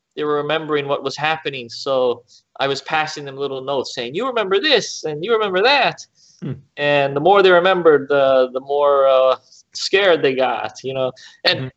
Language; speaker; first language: English; native; English